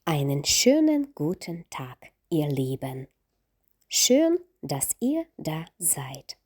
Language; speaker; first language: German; non-native, fluent; Ukrainian